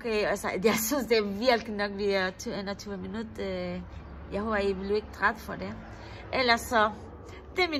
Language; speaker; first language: Danish; non-native, learner; Spanish